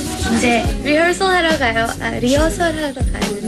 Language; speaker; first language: Korean; early bilingual, heritage; Korean